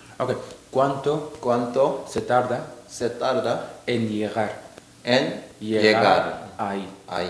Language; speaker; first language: Spanish; non-native, learner; Korean